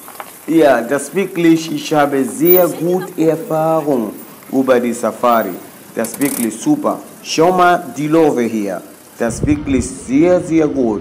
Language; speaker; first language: German; non-native, learner; Swahili